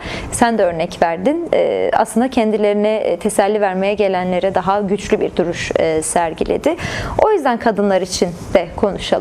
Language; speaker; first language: Turkish; native; Turkish